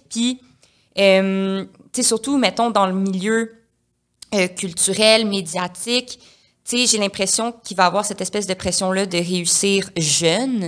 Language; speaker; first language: French; native; French